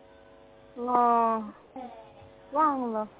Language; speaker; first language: Chinese; non-native, learner; Korean